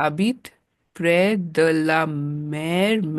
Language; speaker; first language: French; non-native, learner; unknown